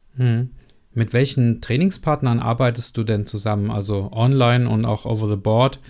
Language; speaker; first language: German; non-native, learner; Czech